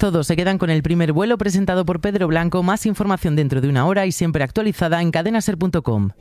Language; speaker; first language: Spanish; native; Spanish